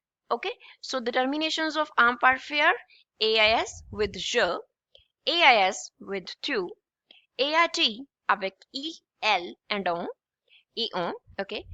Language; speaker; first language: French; non-native, fluent; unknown